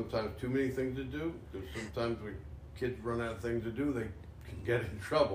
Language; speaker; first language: English; native; English